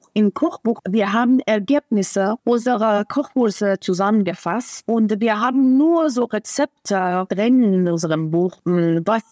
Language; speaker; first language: German; non-native, fluent; Persian